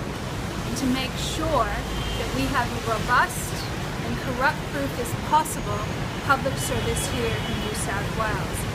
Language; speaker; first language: English; native; English